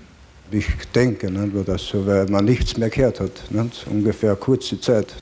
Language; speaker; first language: German; native; German